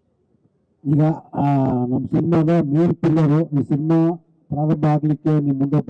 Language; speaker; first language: Kannada; native; Kannada